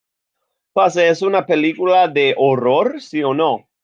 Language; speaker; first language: Spanish; non-native, fluent; English